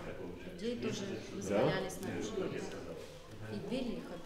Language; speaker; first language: Russian; native; Russian